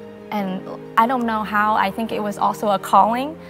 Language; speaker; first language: English; early bilingual, other home language; Vietnamese